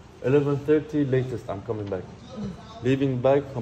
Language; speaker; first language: English; non-native, fluent; Persian